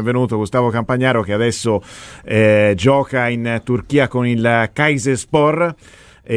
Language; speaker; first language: Italian; native; Italian